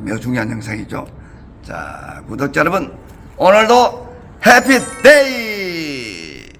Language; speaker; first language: Korean; native; Korean